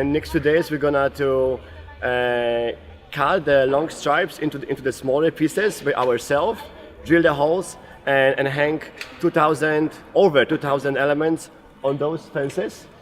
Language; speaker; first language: English; non-native, fluent; Polish